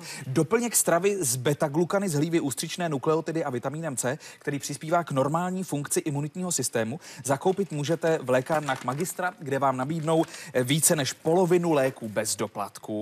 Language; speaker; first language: Czech; native; Czech